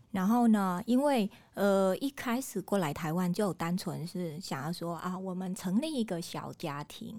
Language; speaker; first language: Chinese; non-native, fluent; Vietnamese